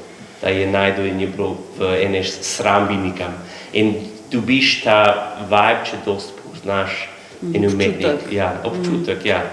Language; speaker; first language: Slovenian; non-native, learner; English